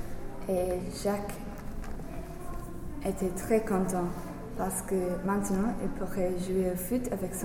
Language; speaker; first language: French; non-native, learner; English